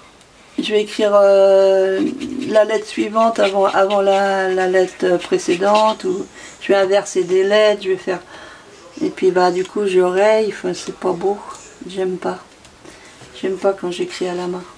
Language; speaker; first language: French; native; French